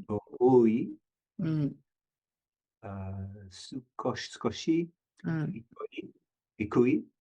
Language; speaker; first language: Japanese; non-native, learner; English